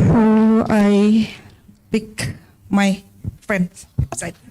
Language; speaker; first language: English; non-native, learner; Indonesian